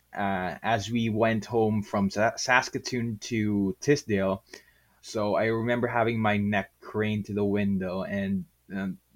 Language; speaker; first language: English; non-native, local second language; Filipino